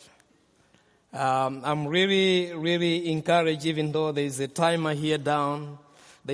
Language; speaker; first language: English; non-native, local second language; Nyanja